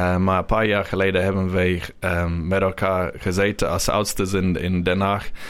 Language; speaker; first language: Dutch; non-native, learner; English